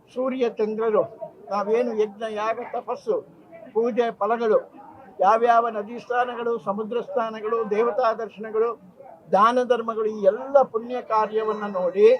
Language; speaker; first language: Kannada; native; Kannada